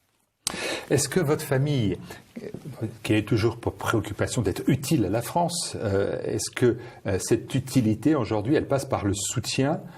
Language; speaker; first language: French; native; French